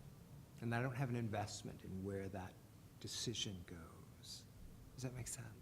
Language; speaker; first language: English; native; English